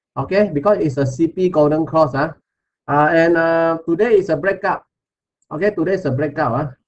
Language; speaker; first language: English; non-native, local second language; Chinese